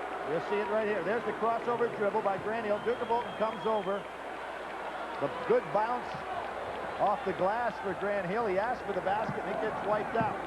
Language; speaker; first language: English; native; English